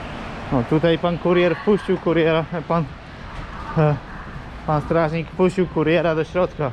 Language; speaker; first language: Polish; native; Polish